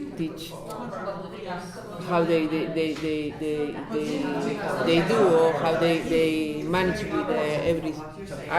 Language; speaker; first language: English; non-native, learner; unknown